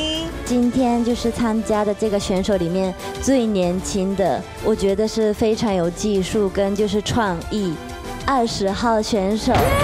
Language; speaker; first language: Chinese; non-native, fluent; Japanese